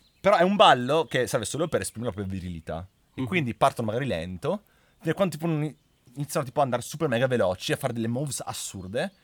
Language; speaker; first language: Italian; native; Italian